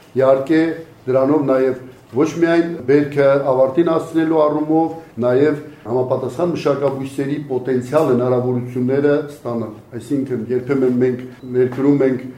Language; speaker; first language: Armenian; native; Armenian